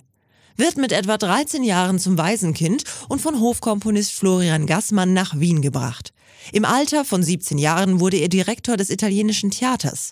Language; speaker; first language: German; native; German